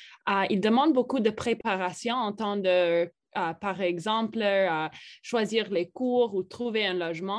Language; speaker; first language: French; non-native, fluent; English